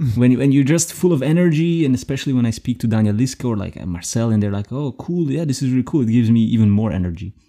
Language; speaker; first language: English; non-native, fluent; Dutch